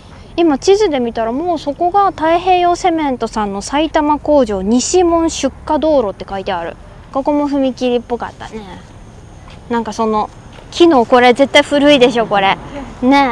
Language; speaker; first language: Japanese; native; Japanese